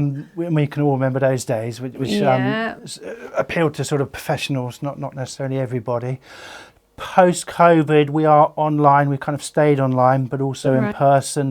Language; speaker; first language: English; native; English